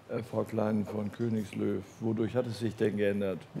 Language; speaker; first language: German; native; German